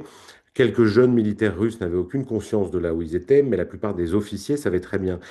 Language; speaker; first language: French; native; French